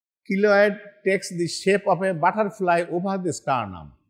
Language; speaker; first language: English; non-native, local second language; Bangla